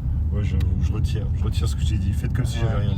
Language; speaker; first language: French; native; French